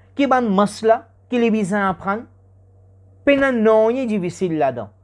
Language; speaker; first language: French; non-native, learner; Morisyen